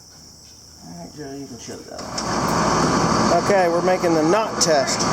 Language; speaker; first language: English; native; English